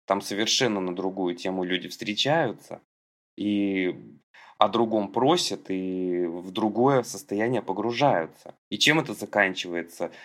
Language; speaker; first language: Russian; native; Russian